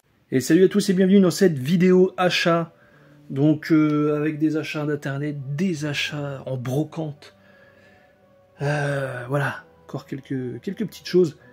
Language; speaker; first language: French; native; French